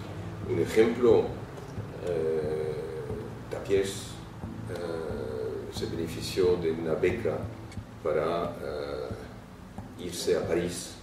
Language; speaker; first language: Spanish; non-native, fluent; French